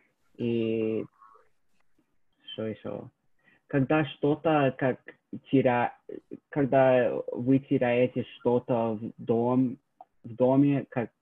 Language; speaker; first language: Russian; non-native, learner; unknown